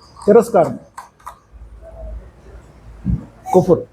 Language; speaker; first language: Telugu; non-native, local second language; Urdu